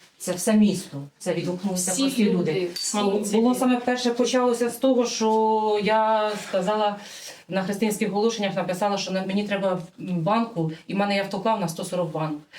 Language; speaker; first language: Ukrainian; native; Ukrainian